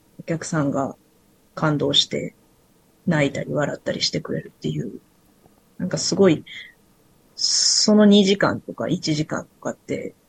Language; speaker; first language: Japanese; native; Japanese